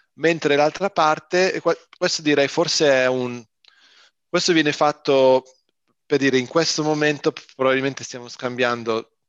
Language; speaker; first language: Italian; native; Italian